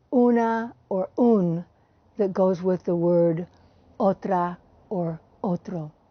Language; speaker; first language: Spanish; non-native, fluent; English